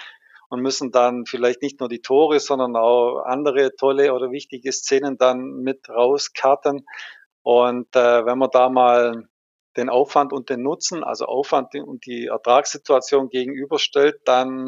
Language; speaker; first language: German; native; German